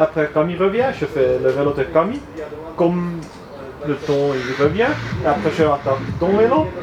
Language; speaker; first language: French; non-native, learner; German